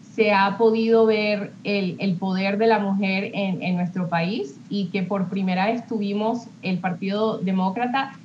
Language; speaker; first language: Spanish; early bilingual, heritage; Spanish